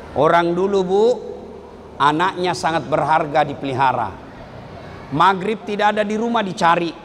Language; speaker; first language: Indonesian; non-native, local second language; Buginese